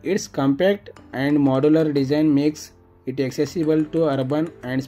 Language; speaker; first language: English; non-native, local second language; Kannada